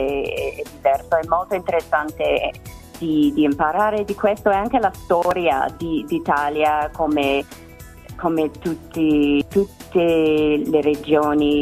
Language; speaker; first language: Italian; non-native, learner; English